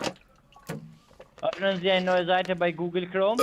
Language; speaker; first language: German; non-native, fluent; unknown